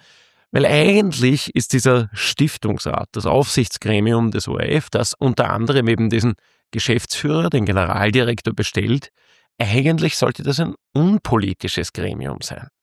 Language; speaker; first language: German; native; German